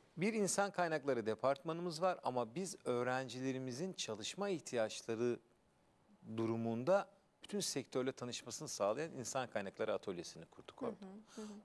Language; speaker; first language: Turkish; native; Turkish